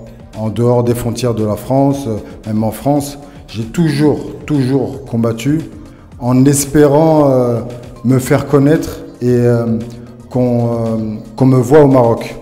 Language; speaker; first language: French; early bilingual, other home language; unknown